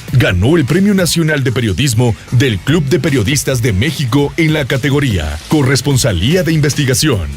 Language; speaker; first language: Spanish; native; Spanish